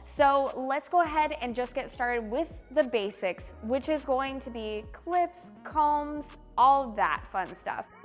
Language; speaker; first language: English; native; English